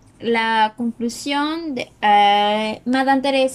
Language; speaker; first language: French; non-native, learner; Spanish